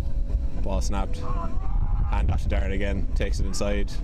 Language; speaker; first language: English; native; English